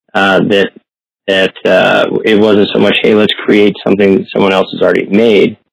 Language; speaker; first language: English; native; English